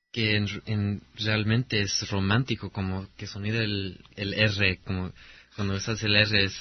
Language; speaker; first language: Spanish; early bilingual, heritage; Spanish